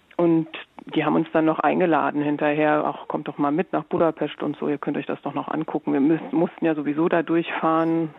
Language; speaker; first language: German; native; German